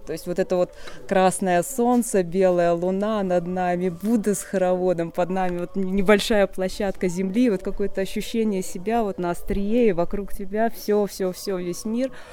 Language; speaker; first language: Russian; native; Russian